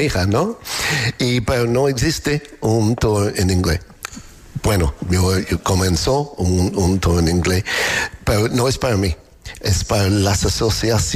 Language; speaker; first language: Spanish; non-native, learner; English